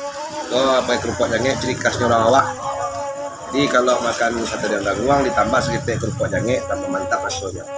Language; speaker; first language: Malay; non-native, local second language; Minangkabau